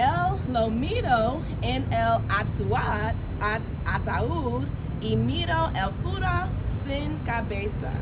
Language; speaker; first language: Spanish; non-native, learner; English